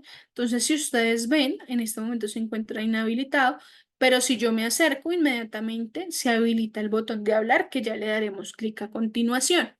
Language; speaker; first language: Spanish; native; Spanish